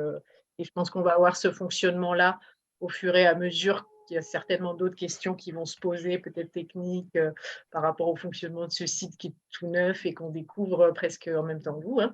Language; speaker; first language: French; native; French